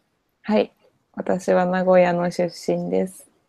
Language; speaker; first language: Japanese; non-native, fluent; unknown